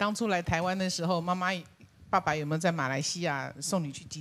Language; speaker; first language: Chinese; native; Chinese